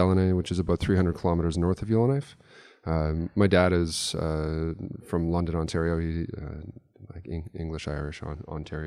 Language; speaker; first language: English; native; English